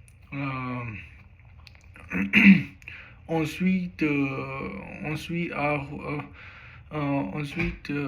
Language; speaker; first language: French; non-native, learner; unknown